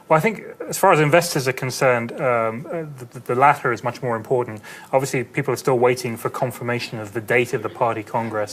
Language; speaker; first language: English; native; English